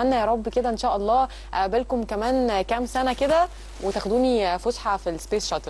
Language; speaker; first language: Arabic; native; Arabic